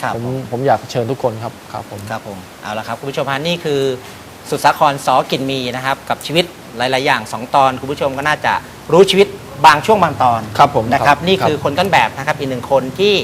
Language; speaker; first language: Thai; non-native, fluent; Spanish